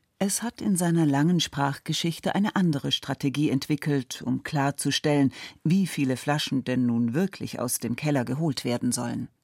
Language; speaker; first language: German; native; German